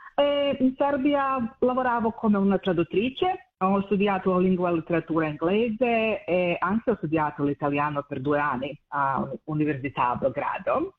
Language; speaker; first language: Italian; non-native, fluent; Serbian